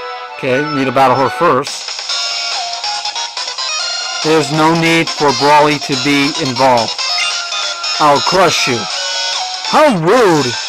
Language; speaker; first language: English; native; English